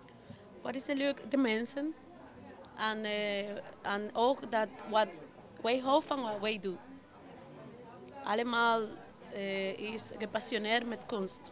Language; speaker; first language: Dutch; non-native, learner; Spanish